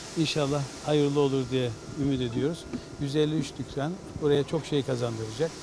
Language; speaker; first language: Turkish; native; Turkish